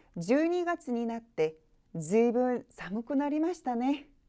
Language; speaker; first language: Japanese; non-native, fluent; Korean